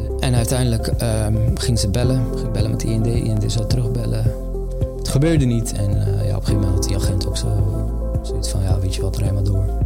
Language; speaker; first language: Dutch; early bilingual, other home language; Armenian